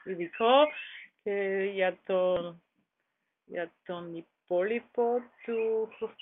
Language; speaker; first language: Greek; non-native, learner; German